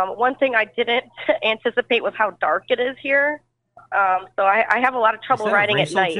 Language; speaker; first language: English; native; English